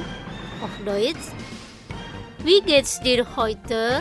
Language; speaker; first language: German; non-native, learner; Indonesian